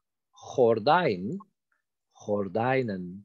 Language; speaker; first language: Dutch; non-native, fluent; Turkish